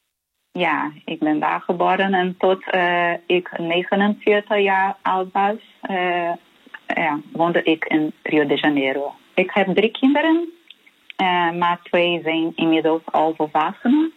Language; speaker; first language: Dutch; non-native, fluent; Portuguese